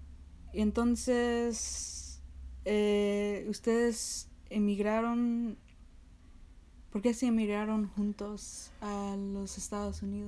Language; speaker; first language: Spanish; early bilingual, heritage; Spanish